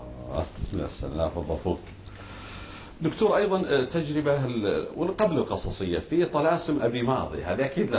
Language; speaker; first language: Arabic; native; Arabic